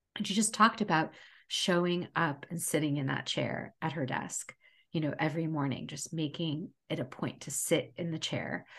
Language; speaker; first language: English; native; English